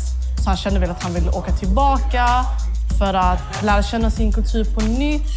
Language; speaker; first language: Swedish; early bilingual, other home language; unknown